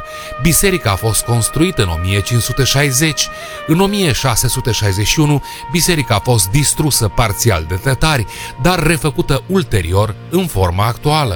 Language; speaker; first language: Romanian; native; Romanian